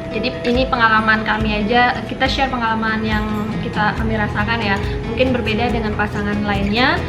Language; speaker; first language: Indonesian; native; Indonesian